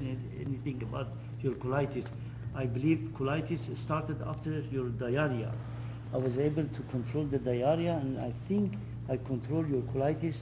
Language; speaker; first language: English; non-native, fluent; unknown